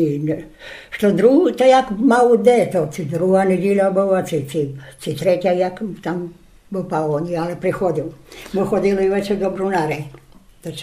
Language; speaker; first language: Polish; non-native, local second language; Rusyn